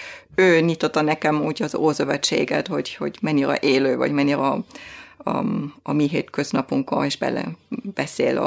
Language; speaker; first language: Hungarian; non-native, fluent; German